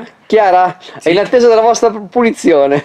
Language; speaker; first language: Italian; native; Italian